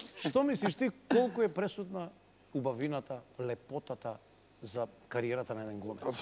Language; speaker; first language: Macedonian; native; Macedonian